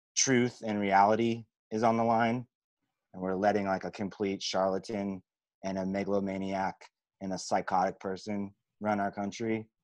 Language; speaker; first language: English; native; English